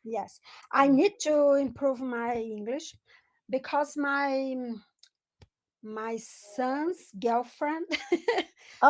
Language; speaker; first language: English; non-native, learner; Portuguese